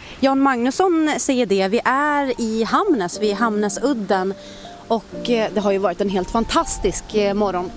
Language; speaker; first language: Swedish; native; Swedish